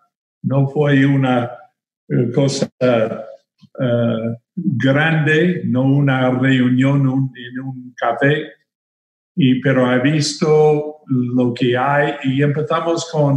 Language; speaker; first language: Spanish; non-native, fluent; English